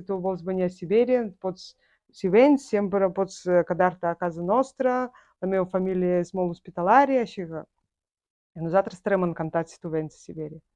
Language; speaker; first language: Catalan; non-native, fluent; Buriat